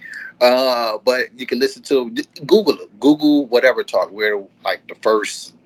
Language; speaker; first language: English; native; English